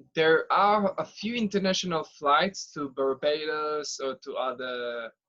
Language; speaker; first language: English; non-native, fluent; Hebrew